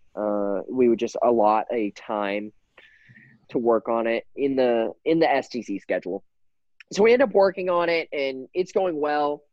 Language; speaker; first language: English; native; English